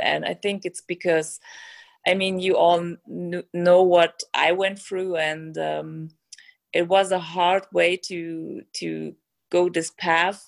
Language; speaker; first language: English; non-native, fluent; German